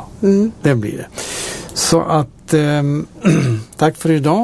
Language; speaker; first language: Swedish; native; Swedish